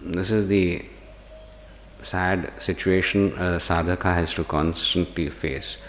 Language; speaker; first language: English; non-native, local second language; Hindi